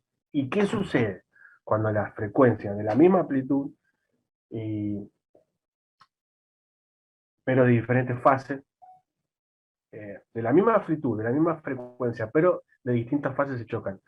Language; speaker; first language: Spanish; native; Spanish